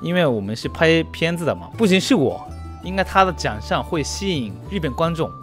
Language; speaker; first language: Chinese; non-native, fluent; Japanese